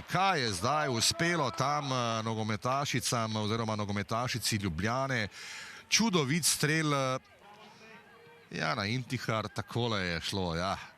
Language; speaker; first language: Slovenian; native; Slovenian